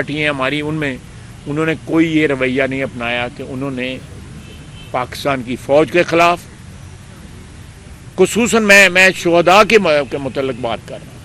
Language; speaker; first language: Urdu; non-native, local second language; Punjabi